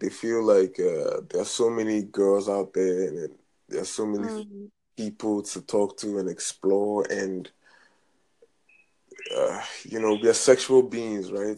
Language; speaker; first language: English; non-native, local second language; Akan